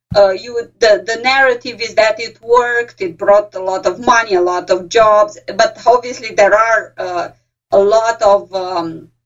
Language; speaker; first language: English; non-native, fluent; Romanian